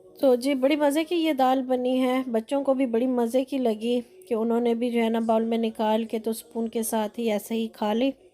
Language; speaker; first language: Urdu; non-native, local second language; Punjabi